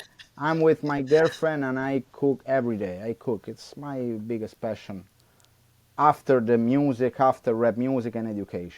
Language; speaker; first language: English; non-native, learner; Italian